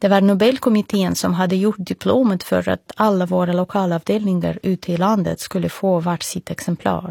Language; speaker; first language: Swedish; non-native, fluent; Russian